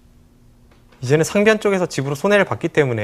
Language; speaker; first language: Korean; native; Korean